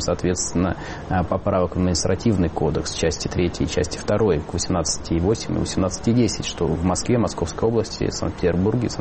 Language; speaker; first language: Russian; native; Russian